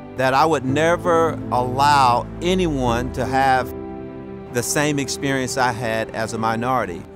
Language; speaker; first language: English; native; English